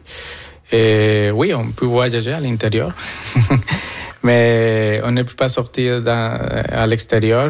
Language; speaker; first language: French; non-native, fluent; Spanish